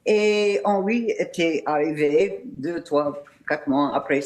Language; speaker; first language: French; non-native, fluent; English